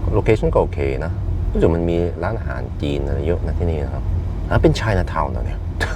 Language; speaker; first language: Thai; non-native, fluent; Norwegian